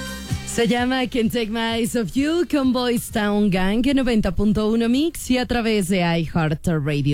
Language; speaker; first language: Spanish; native; Spanish